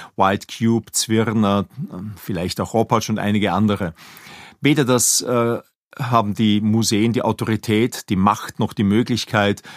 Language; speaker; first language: German; native; German